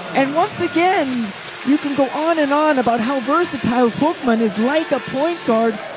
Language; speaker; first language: English; native; English